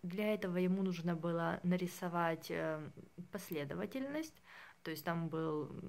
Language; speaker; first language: Russian; native; Russian